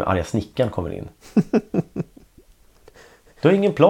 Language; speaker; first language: Swedish; native; Swedish